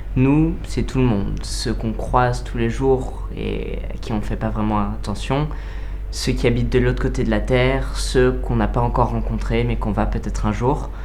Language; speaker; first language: French; native; French